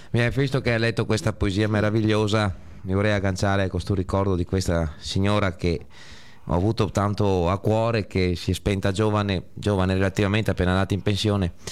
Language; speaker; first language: Italian; native; Italian